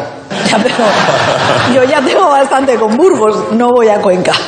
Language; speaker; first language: Spanish; native; Spanish